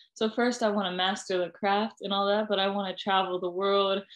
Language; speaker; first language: English; native; English